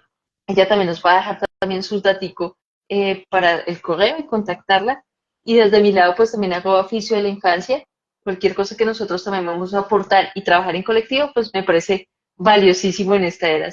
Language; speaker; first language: Spanish; native; Spanish